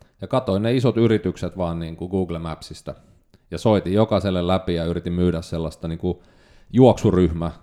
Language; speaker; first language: Finnish; native; Finnish